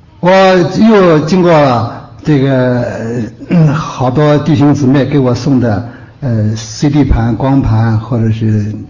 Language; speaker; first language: Chinese; native; Chinese